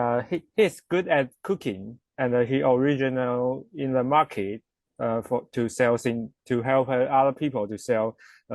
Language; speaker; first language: English; non-native, learner; Chinese